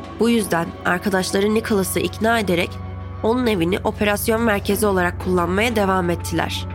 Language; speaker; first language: Turkish; native; Turkish